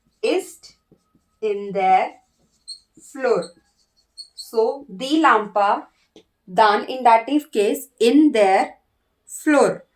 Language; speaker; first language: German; non-native, learner; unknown